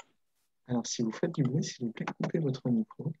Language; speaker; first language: French; native; French